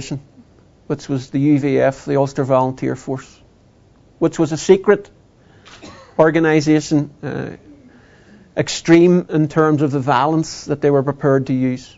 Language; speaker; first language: English; native; English